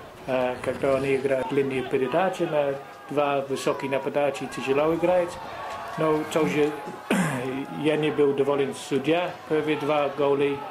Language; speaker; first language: Russian; non-native, learner; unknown